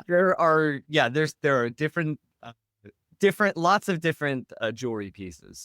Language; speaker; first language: English; native; English